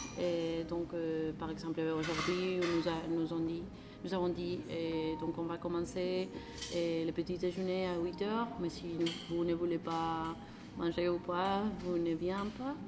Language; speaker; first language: French; non-native, learner; Spanish